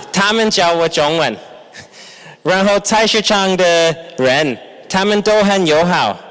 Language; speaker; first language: Chinese; non-native, fluent; English